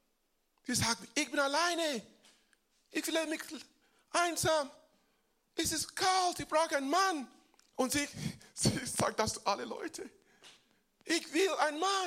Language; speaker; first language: German; non-native, fluent; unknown